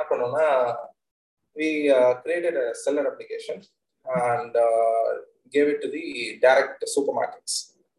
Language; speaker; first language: English; non-native, local second language; Tamil